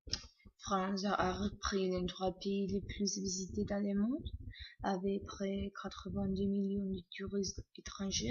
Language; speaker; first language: French; non-native, learner; Spanish